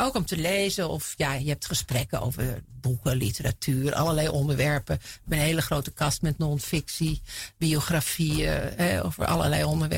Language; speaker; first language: Dutch; native; Dutch